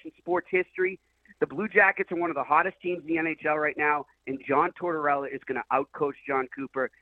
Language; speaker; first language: English; native; English